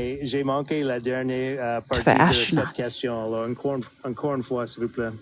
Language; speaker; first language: French; non-native, fluent; English